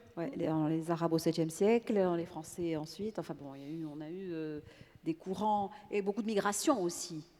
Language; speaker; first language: French; non-native, local second language; Arabic